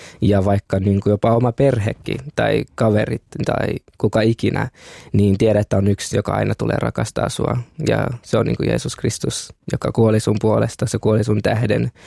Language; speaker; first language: Finnish; early bilingual, other home language; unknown